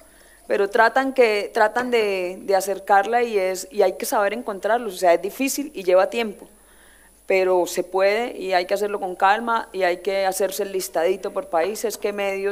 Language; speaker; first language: Spanish; native; Spanish